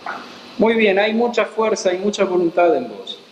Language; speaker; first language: Spanish; native; Spanish